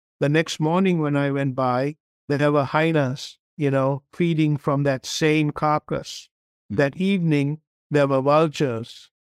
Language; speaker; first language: English; non-native, local second language; Tamil